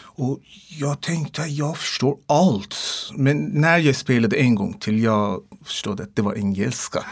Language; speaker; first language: Swedish; non-native, learner; Persian